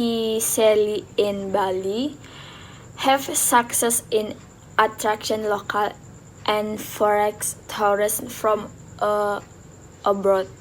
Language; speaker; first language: English; non-native, learner; Indonesian